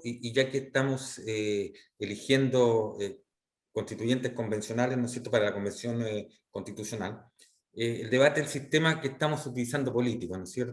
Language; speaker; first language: Spanish; native; Spanish